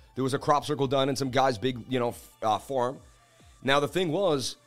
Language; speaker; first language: English; native; English